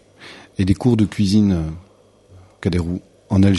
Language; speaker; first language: French; native; French